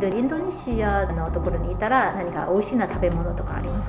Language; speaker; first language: Japanese; non-native, fluent; Chinese